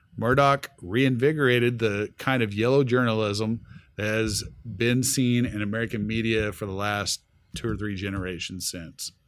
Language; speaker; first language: English; native; English